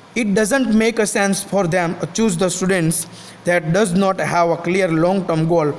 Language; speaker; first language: English; non-native, local second language; Gujarati